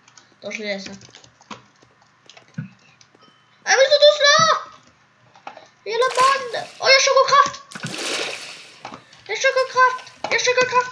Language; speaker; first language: French; native; French